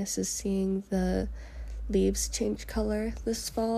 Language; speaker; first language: English; native; English